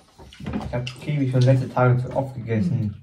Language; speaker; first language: German; early bilingual, other home language; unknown